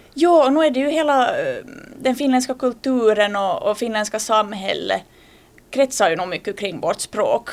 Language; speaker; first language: Swedish; native; Swedish